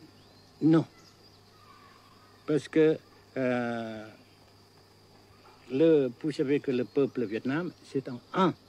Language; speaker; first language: French; non-native, fluent; Vietnamese